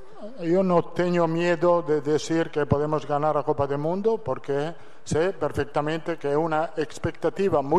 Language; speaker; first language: Portuguese; non-native, fluent; Italian